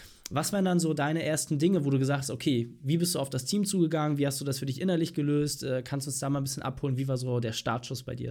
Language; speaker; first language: German; native; German